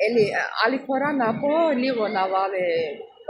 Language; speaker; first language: Greek; non-native, learner; Armenian